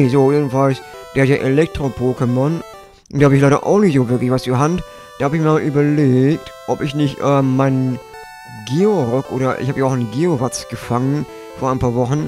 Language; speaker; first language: German; native; German